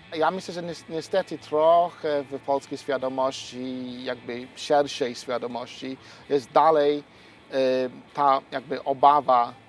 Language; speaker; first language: Polish; non-native, fluent; English